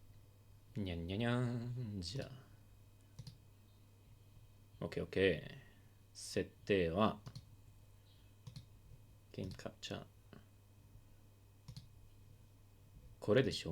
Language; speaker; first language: Japanese; non-native, learner; English